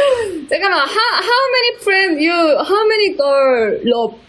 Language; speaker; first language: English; non-native, learner; Korean